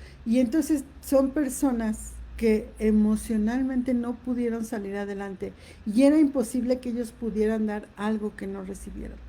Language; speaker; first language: Spanish; native; Spanish